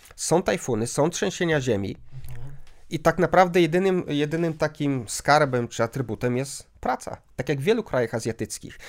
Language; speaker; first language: Polish; native; Polish